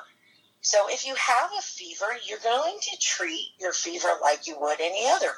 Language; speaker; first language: English; native; English